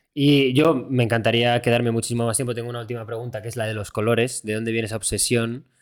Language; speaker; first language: Spanish; native; Spanish